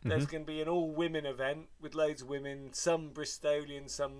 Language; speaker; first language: English; native; English